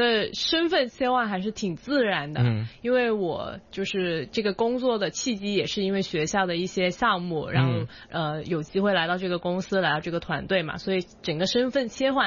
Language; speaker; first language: Chinese; non-native, local second language; Cantonese